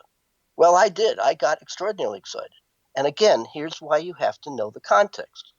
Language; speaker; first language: English; native; English